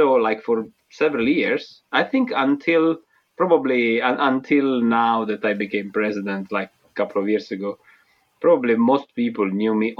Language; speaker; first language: English; non-native, fluent; Italian